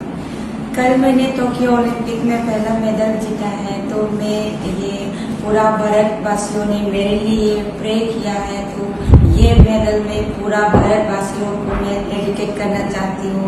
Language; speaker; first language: Hindi; non-native, local second language; Manipuri